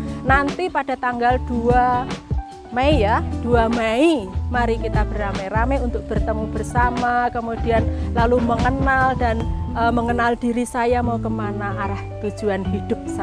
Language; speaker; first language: Indonesian; non-native, local second language; Javanese